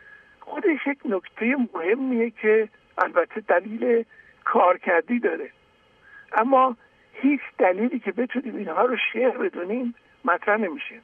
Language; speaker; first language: Persian; native; Persian